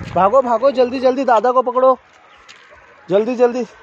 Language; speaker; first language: Hindi; non-native, local second language; Marathi